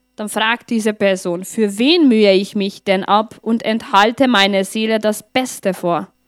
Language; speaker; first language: German; non-native, fluent; Hungarian